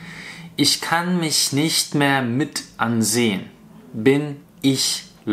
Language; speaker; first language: German; non-native, fluent; Russian